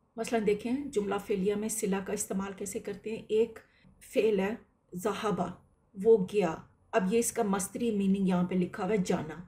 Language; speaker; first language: Urdu; native; Urdu